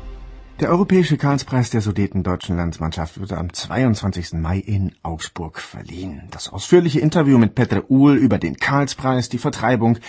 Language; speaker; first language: German; native; German